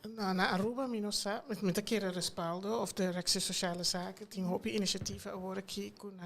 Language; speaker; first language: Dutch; non-native, local second language; Papiamento